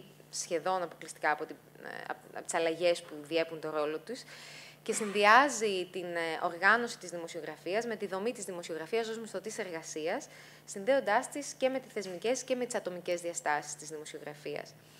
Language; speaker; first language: Greek; native; Greek